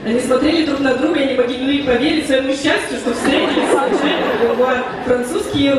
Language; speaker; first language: Russian; native; Russian